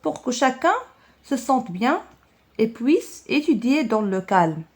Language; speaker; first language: French; non-native, local second language; Arabic